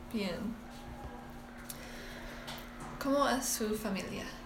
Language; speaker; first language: Spanish; non-native, learner; English